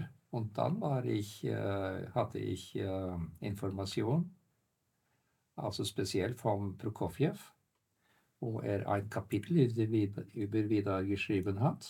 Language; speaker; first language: German; non-native, fluent; Norwegian